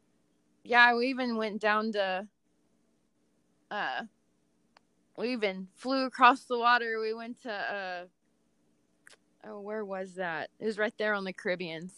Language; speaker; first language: English; native; English